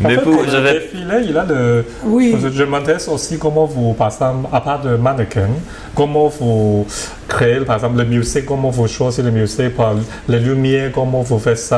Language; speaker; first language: French; non-native, learner; Cantonese